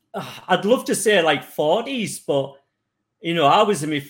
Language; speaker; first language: English; native; English